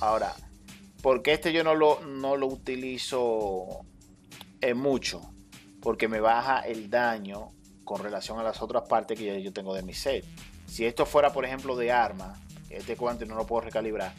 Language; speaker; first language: Spanish; native; Spanish